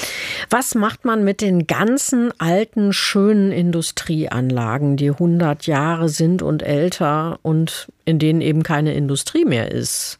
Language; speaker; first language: German; native; German